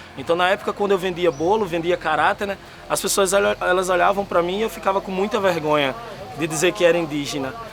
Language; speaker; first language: Portuguese; native; Portuguese